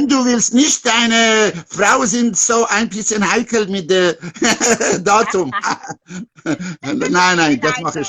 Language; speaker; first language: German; non-native, fluent; Persian